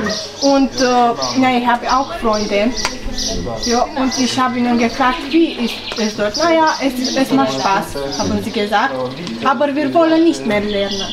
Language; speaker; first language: German; non-native, fluent; Romanian